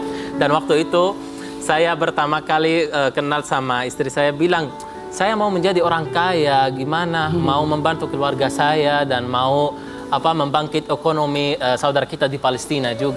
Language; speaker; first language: Indonesian; non-native, fluent; Arabic